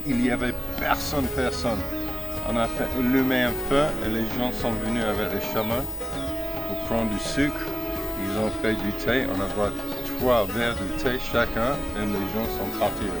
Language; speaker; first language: French; non-native, fluent; English